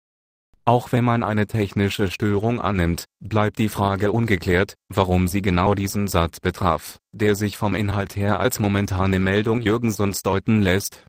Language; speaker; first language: German; native; German